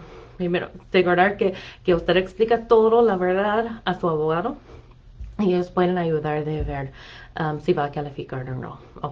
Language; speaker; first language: Spanish; non-native, fluent; English